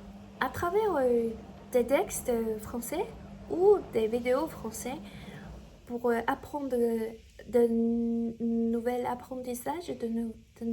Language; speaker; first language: French; non-native, learner; Chinese